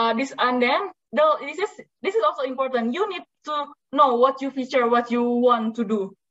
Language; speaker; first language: English; non-native, learner; Indonesian